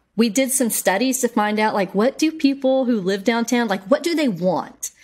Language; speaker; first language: English; native; English